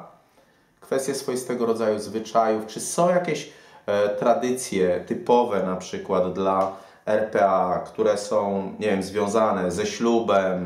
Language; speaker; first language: Polish; native; Polish